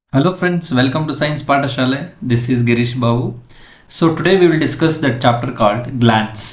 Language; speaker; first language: English; non-native, local second language; Kannada